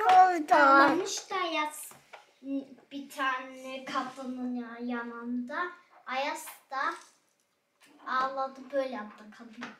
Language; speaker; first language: Turkish; early bilingual, heritage; Turkish